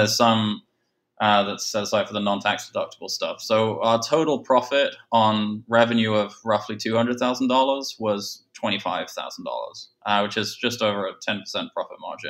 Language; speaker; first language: English; native; English